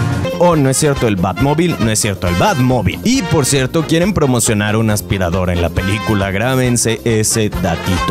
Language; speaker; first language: Spanish; native; Spanish